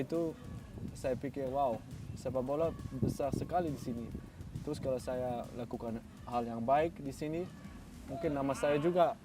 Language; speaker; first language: Indonesian; non-native, fluent; Dutch